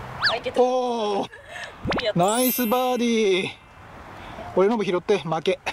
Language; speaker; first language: Japanese; native; Japanese